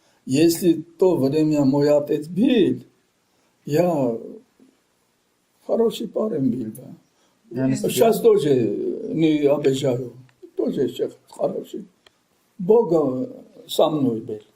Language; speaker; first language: Russian; non-native, local second language; Armenian